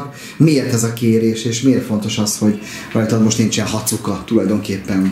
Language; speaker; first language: Hungarian; native; Hungarian